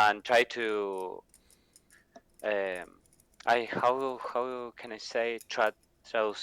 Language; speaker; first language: English; non-native, learner; Spanish